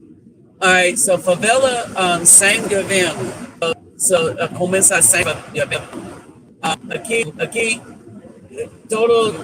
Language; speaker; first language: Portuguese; non-native, learner; English